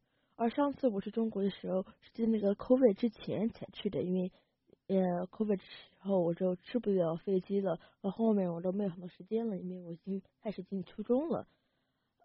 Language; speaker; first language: Chinese; early bilingual, heritage; Chinese